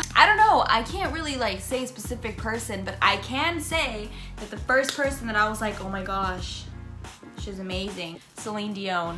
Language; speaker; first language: English; early bilingual, other home language; Spanish